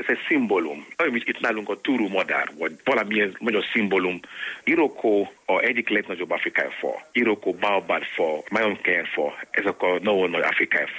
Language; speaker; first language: Hungarian; non-native, learner; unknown